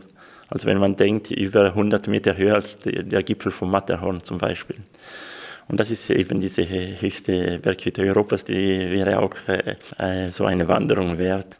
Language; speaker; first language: German; non-native, local second language; Swiss German